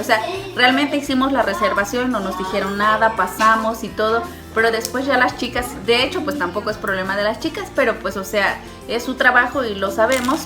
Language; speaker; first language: Spanish; native; Spanish